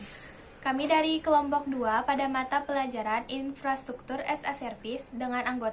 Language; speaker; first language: Indonesian; native; Indonesian